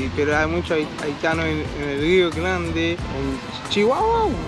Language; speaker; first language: Spanish; non-native, learner; Haitian Creole